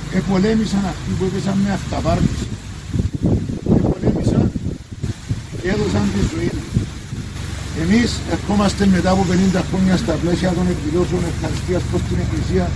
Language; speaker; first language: Greek; native; Greek